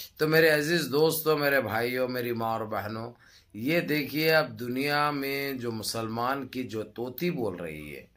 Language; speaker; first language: Urdu; native; Urdu